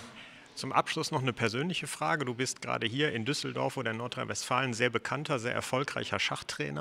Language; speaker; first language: German; native; German